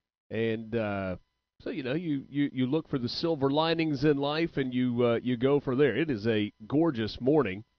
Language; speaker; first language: English; native; English